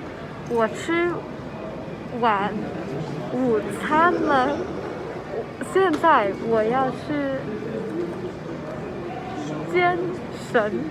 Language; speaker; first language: Chinese; non-native, learner; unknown